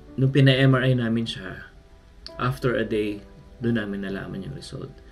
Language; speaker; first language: Filipino; native; Filipino